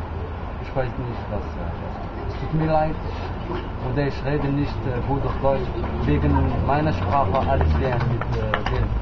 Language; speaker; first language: German; non-native, learner; Arabic